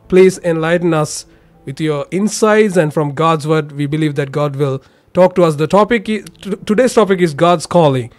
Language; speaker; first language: English; non-native, local second language; Sinhala